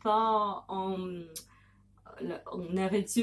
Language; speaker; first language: French; non-native, learner; Russian